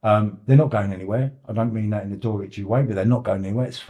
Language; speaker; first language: English; native; English